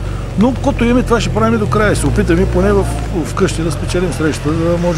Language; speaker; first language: Bulgarian; native; Bulgarian